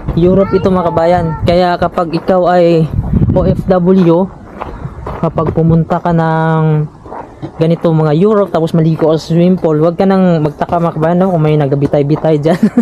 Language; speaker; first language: Filipino; non-native, local second language; Cebuano